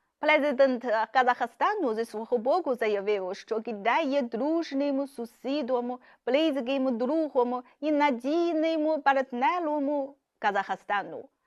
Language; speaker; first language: Ukrainian; non-native, fluent; Chinese